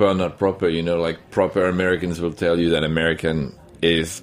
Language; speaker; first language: English; non-native, fluent; French